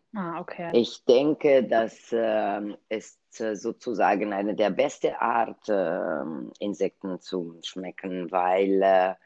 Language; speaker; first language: German; non-native, learner; Italian